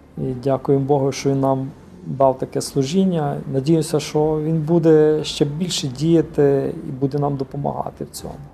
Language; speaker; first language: Ukrainian; native; Ukrainian